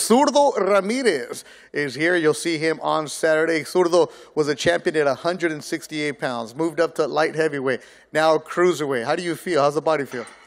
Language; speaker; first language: English; native; English